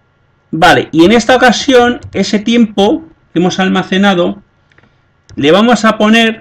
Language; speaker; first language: Spanish; native; Spanish